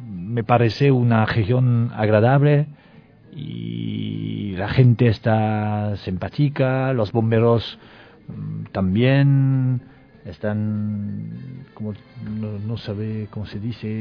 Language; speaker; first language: Spanish; non-native, learner; French